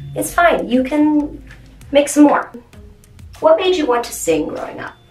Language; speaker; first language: English; native; English